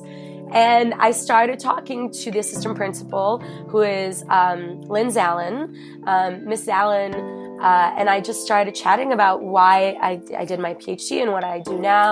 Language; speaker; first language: English; native; English